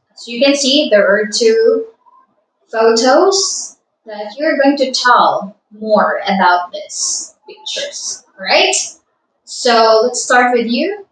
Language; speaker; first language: English; non-native, fluent; Vietnamese